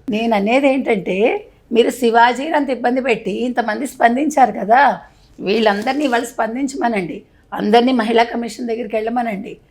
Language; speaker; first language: Telugu; native; Telugu